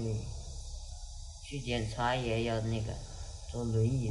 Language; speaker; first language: Chinese; non-native, local second language; Uyghur